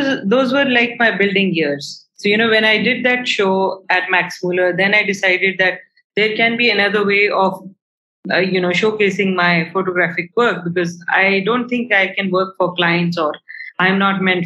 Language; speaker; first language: English; non-native, local second language; Hindi